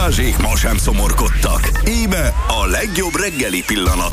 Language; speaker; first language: Hungarian; native; Hungarian